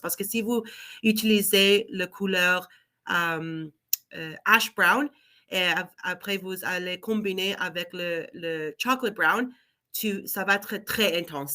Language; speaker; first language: French; non-native, learner; English